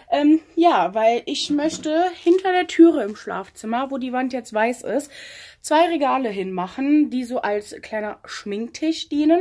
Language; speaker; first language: German; native; German